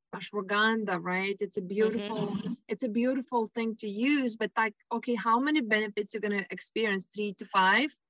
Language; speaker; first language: English; non-native, fluent; Lithuanian